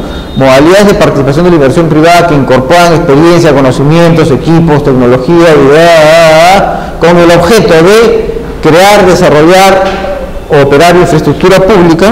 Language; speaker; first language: Spanish; native; Spanish